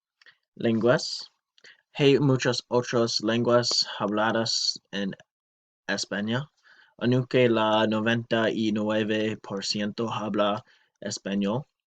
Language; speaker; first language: Spanish; non-native, learner; English